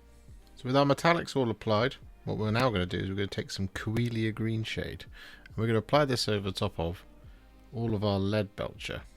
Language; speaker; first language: English; native; English